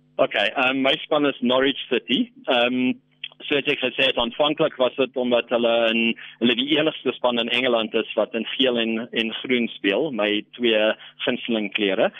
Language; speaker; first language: Afrikaans; non-native, local second language; English